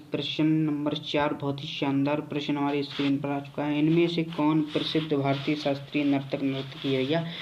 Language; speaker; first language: Hindi; native; Hindi